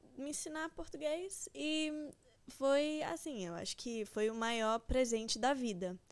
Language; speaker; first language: Portuguese; early bilingual, heritage; Portuguese